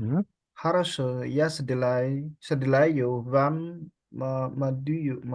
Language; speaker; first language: Russian; non-native, learner; Indonesian